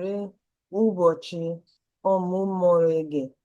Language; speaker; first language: Igbo; non-native, learner; English